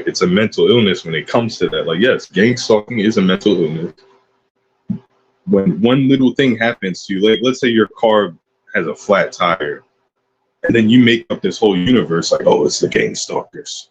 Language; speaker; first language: English; native; English